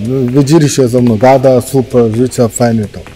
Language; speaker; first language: Polish; non-native, learner; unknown